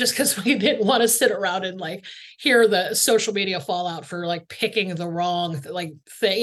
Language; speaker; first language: English; native; English